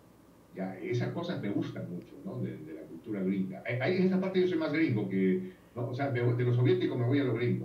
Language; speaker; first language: Spanish; native; Spanish